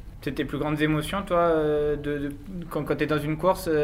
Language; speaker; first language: French; native; French